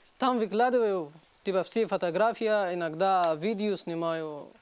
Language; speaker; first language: Russian; non-native, learner; Arabic